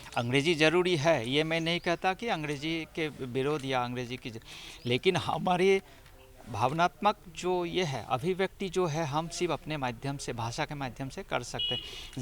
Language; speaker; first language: Hindi; non-native, local second language; Assamese